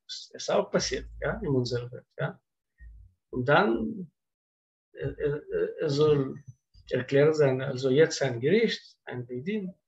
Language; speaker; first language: German; non-native, fluent; Russian